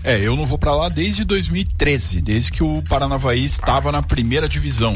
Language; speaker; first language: Portuguese; native; Portuguese